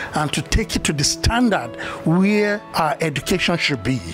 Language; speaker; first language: English; non-native, local second language; Yoruba